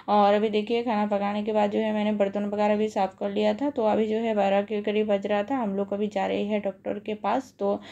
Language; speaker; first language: Hindi; non-native, local second language; Bangla